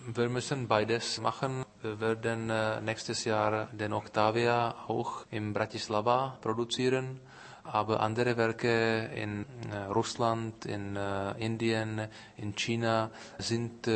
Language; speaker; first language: German; non-native, fluent; Czech